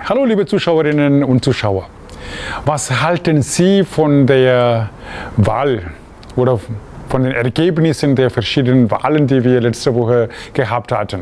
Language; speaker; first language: German; non-native, fluent; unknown